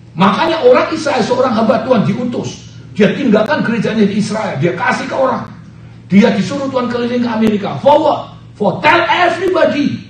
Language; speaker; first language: Indonesian; native; Indonesian